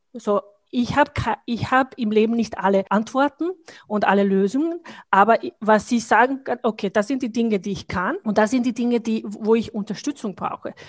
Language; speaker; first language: German; non-native, fluent; Bosnian